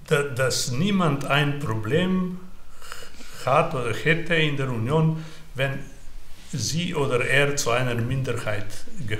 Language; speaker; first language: German; non-native, fluent; Slovenian